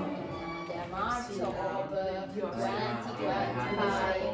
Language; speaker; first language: English; non-native, learner; Italian